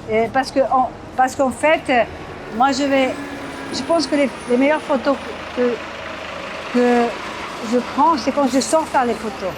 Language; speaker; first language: French; non-native, fluent; Portuguese